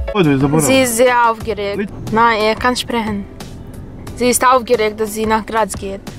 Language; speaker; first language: German; non-native, fluent; Bosnian